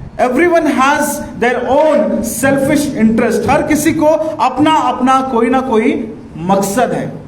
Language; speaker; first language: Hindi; non-native, local second language; Marathi